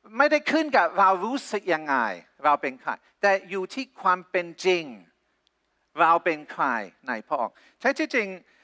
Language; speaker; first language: Thai; non-native, fluent; English